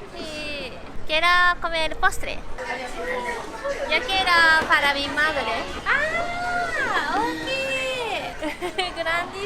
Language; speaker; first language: Spanish; non-native, fluent; Japanese